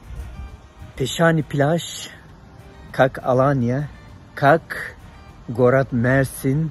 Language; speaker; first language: Russian; non-native, fluent; Turkish